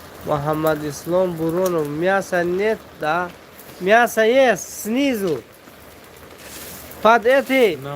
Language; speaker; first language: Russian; non-native, local second language; Tajik